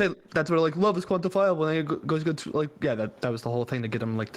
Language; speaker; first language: English; native; English